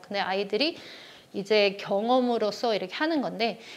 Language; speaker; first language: Korean; early bilingual, heritage; Korean